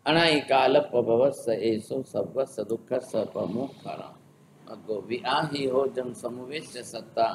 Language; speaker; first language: Hindi; non-native, local second language; Gujarati